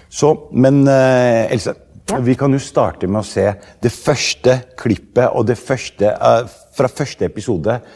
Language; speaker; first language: Norwegian; early bilingual, other home language; Arabic